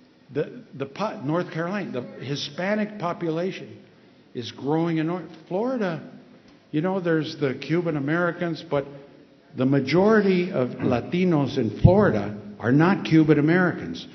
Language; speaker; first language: English; early bilingual, other home language; Spanish